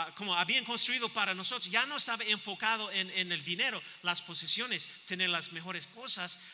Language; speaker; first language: Spanish; non-native, fluent; English